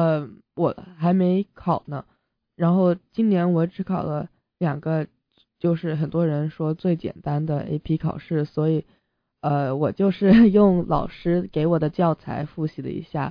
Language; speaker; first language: Chinese; early bilingual, heritage; English